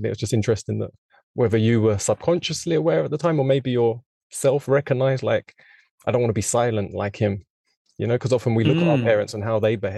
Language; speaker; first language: English; native; English